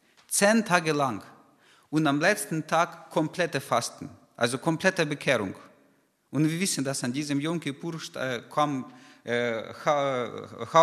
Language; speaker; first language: German; non-native, fluent; Ukrainian